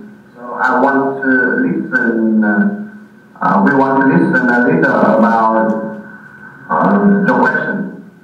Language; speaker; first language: English; non-native, learner; Vietnamese